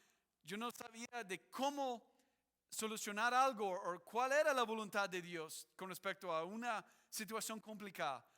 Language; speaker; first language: Spanish; non-native, fluent; English